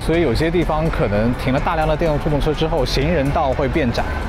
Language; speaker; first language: Chinese; native; Chinese